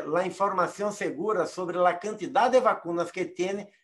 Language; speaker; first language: Portuguese; native; Portuguese